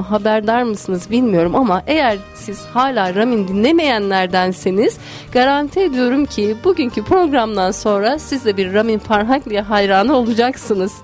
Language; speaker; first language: Turkish; native; Turkish